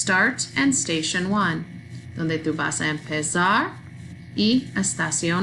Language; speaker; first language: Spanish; non-native, learner; English